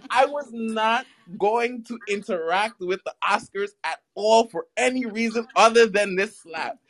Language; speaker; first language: English; native; English